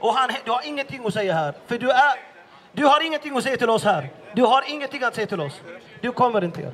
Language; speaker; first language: Swedish; non-native, fluent; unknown